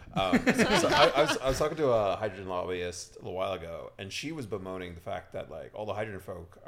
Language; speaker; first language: English; native; English